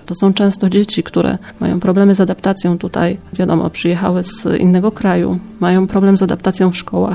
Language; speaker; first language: Polish; native; Polish